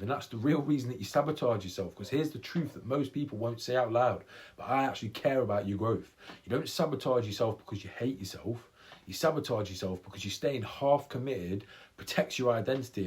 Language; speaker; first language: English; native; English